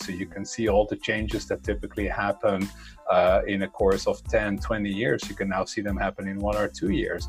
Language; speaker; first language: English; non-native, fluent; Dutch